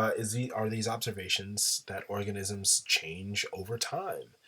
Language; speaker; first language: English; native; English